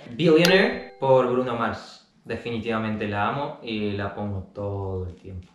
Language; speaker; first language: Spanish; early bilingual, other home language; Russian